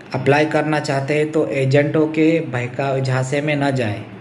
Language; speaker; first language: Hindi; non-native, local second language; Urdu